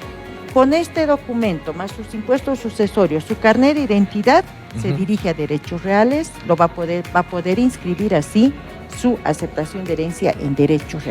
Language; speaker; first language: Spanish; native; Spanish